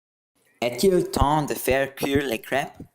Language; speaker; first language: French; non-native, learner; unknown